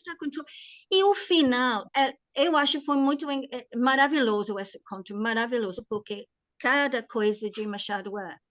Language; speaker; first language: Portuguese; non-native, learner; English